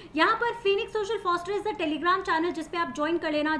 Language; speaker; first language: Hindi; native; Hindi